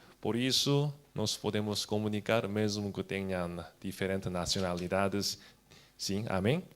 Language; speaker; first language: Portuguese; non-native, fluent; Korean